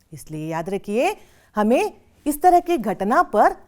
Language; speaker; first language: Hindi; non-native, local second language; Kannada